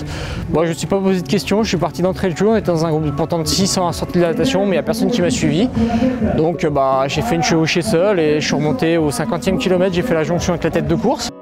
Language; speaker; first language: French; native; French